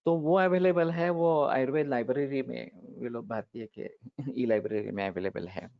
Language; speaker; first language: Hindi; non-native, local second language; Marathi